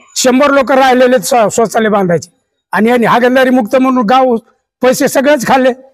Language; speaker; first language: Marathi; non-native, local second language; Lambadi